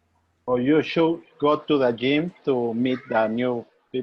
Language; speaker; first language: English; non-native, learner; Spanish